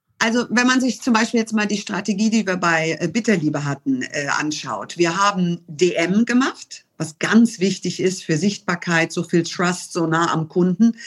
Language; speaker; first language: German; early bilingual, other home language; English